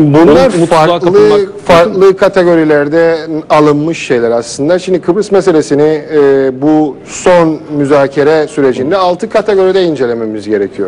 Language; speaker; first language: Turkish; native; Turkish